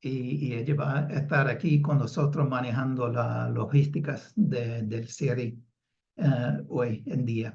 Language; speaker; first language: Spanish; non-native, fluent; English